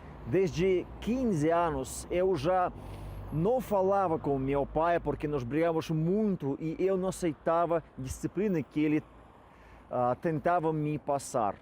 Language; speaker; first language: Portuguese; non-native, fluent; Russian